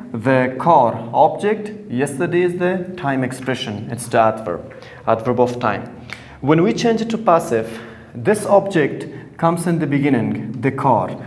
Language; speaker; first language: English; non-native, fluent; Persian